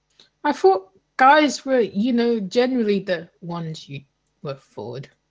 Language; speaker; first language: English; native; English